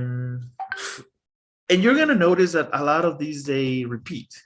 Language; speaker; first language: English; non-native, fluent; Spanish